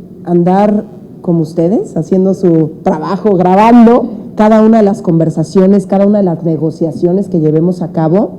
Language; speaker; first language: Spanish; native; Spanish